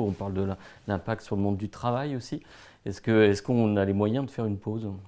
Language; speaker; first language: French; native; French